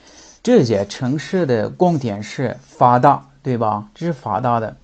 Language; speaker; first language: Chinese; non-native, fluent; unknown